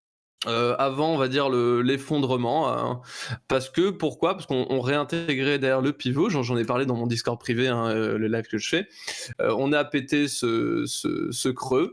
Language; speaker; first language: French; native; French